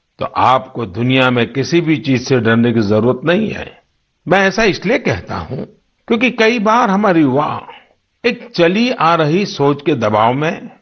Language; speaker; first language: Hindi; non-native, local second language; Gujarati